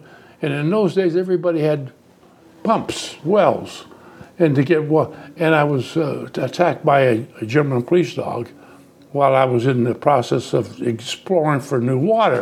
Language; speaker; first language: English; early bilingual, other home language; Italian